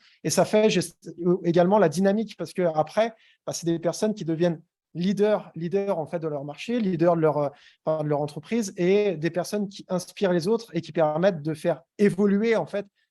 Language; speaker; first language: French; native; French